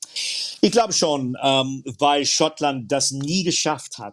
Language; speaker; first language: German; non-native, fluent; English